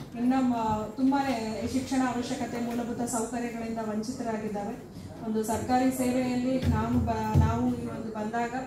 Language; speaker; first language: Kannada; non-native, local second language; Lambadi